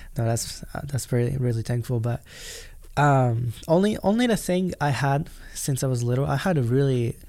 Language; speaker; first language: English; non-native, fluent; Japanese